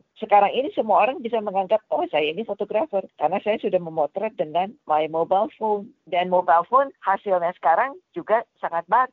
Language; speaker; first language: Indonesian; native; Indonesian